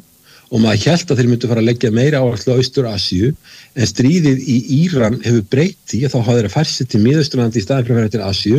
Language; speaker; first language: Icelandic; native; Icelandic